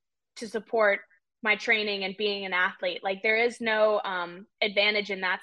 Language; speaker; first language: English; native; English